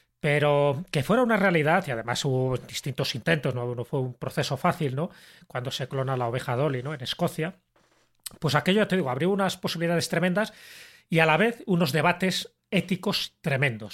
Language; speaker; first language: Spanish; native; Spanish